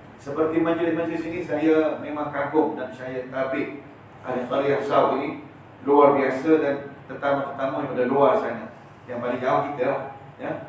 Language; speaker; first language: Malay; early bilingual, heritage; Malay